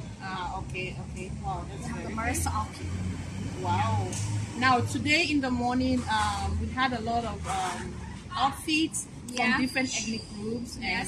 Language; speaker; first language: English; non-native, learner; Chinese